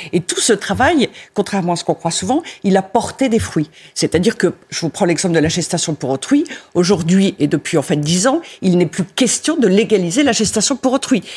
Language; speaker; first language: French; native; French